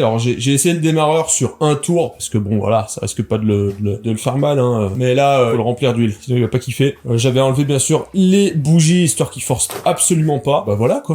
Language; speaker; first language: French; native; French